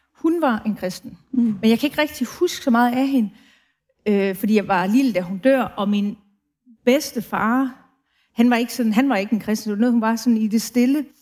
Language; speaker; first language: Danish; native; Danish